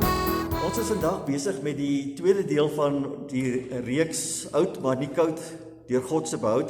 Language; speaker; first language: Afrikaans; native; Afrikaans